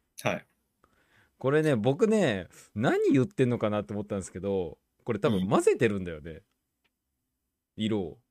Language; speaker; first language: Japanese; native; Japanese